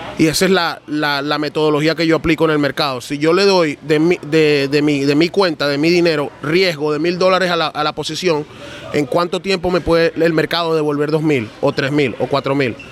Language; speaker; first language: Spanish; early bilingual, heritage; Spanish